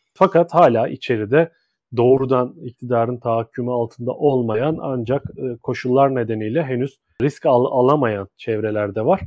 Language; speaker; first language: Turkish; native; Turkish